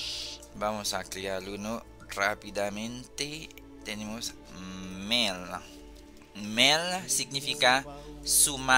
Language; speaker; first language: Spanish; non-native, fluent; Haitian Creole